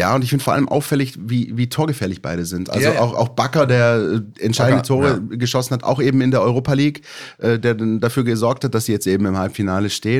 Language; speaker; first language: German; native; German